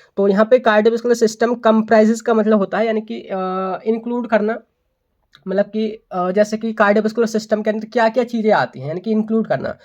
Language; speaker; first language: Hindi; native; Hindi